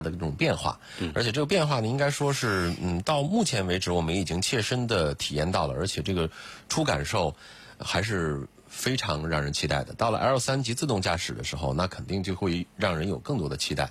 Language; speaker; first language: Chinese; native; Chinese